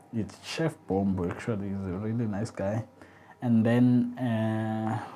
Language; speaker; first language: English; non-native, local second language; Zulu